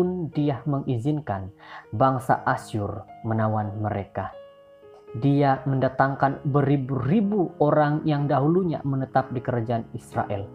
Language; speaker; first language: Indonesian; native; Indonesian